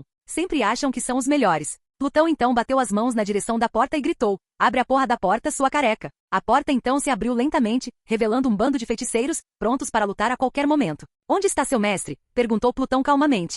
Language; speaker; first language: Portuguese; native; Portuguese